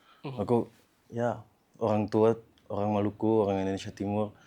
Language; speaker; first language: Indonesian; early bilingual, heritage; Dutch